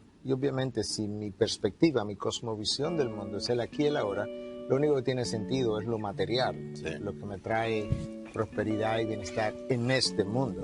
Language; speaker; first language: Spanish; native; Spanish